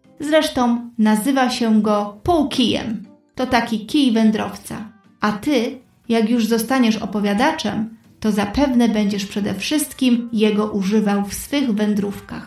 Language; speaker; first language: Polish; native; Polish